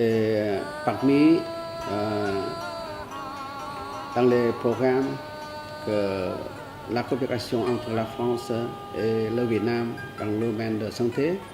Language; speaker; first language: French; non-native, learner; Vietnamese